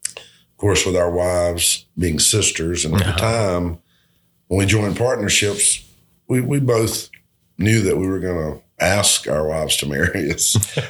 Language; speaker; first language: English; native; English